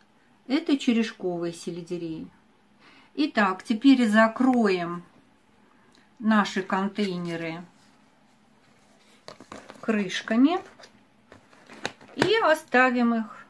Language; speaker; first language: Russian; native; Russian